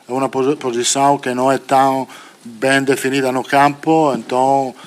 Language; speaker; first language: Portuguese; non-native, fluent; Italian